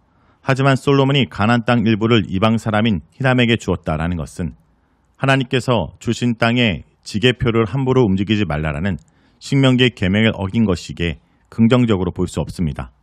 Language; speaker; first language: Korean; native; Korean